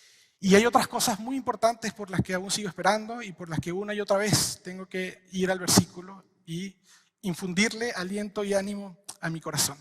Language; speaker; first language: Spanish; native; Spanish